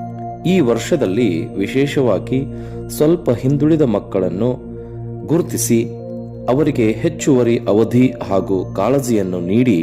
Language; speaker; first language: Kannada; native; Kannada